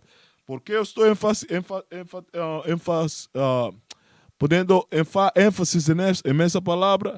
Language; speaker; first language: Portuguese; non-native, learner; Spanish